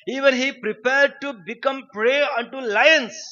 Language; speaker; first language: English; non-native, local second language; Telugu